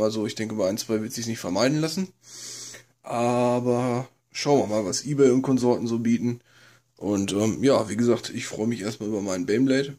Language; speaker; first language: German; native; German